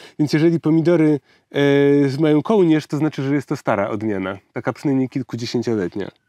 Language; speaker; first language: Polish; native; Polish